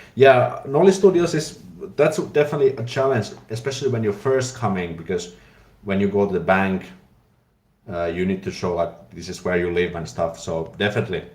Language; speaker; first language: English; non-native, fluent; Finnish